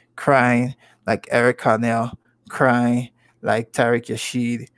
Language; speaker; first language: English; non-native, local second language; Igbo